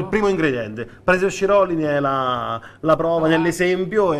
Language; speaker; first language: Italian; native; Italian